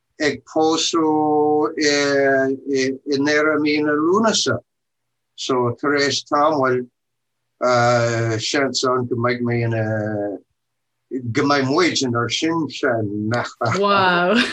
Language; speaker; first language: Irish; non-native, learner; English